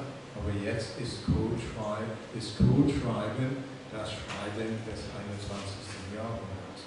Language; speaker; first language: German; non-native, fluent; English